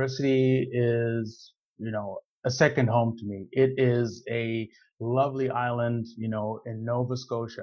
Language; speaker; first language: English; non-native, local second language; Shona